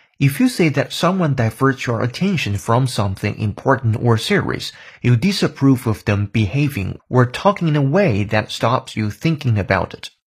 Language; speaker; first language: English; non-native, fluent; Chinese